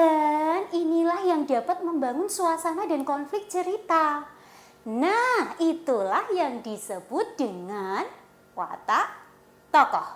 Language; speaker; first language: Indonesian; native; Indonesian